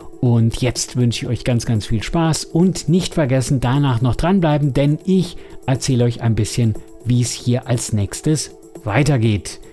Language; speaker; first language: German; native; German